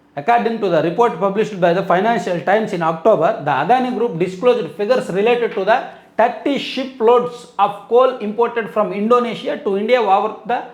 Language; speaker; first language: English; non-native, local second language; Telugu